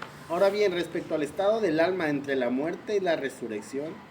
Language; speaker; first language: Spanish; native; Spanish